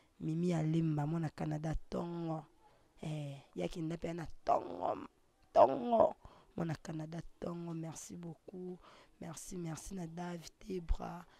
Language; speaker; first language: Lingala; non-native, local second language; Swahili